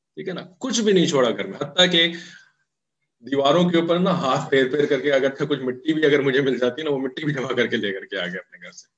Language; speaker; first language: Urdu; native; Urdu